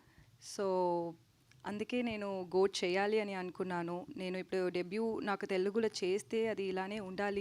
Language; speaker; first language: Telugu; non-native, learner; Tamil